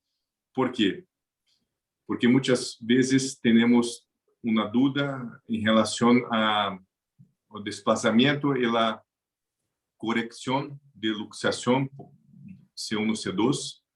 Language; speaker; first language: Spanish; non-native, learner; Portuguese